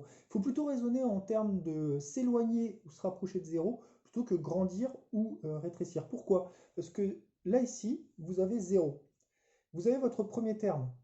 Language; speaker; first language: French; native; French